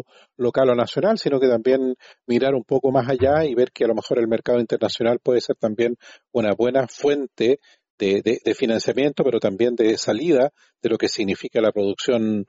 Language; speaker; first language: Spanish; native; Spanish